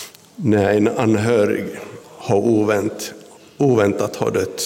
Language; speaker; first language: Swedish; non-native, local second language; Finnish